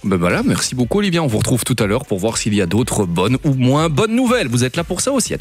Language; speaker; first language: French; native; French